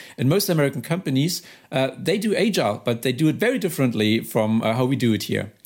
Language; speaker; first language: English; non-native, fluent; German